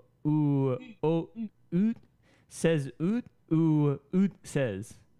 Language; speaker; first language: French; non-native, learner; English